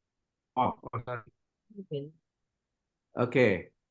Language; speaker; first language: English; non-native, learner; Indonesian